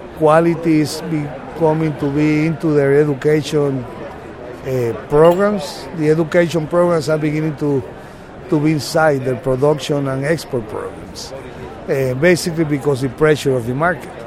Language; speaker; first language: English; non-native, fluent; Spanish